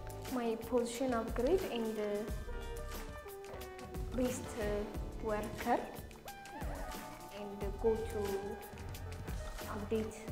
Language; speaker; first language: English; non-native, learner; Amharic